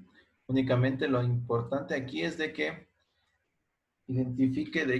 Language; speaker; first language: Spanish; native; Spanish